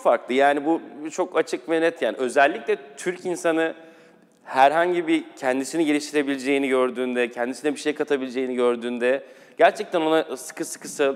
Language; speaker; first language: Turkish; native; Turkish